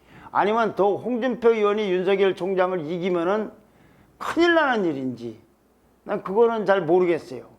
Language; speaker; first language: Korean; native; Korean